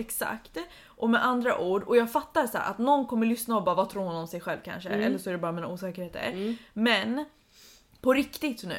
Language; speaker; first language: Swedish; native; Swedish